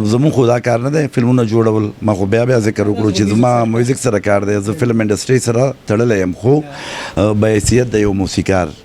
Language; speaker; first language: Pashto; native; Pashto